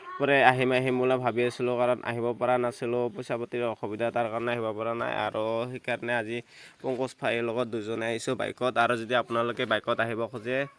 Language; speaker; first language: Assamese; native; Assamese